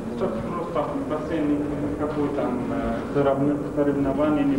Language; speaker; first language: Russian; non-native, learner; Arabic